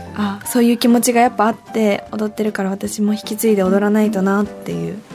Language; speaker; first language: Japanese; native; Japanese